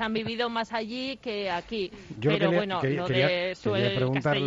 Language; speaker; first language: Spanish; native; Spanish